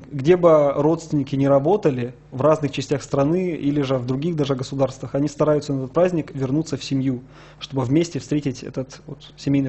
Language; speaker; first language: Russian; native; Russian